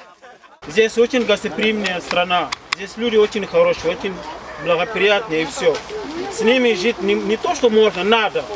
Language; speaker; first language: Russian; non-native, fluent; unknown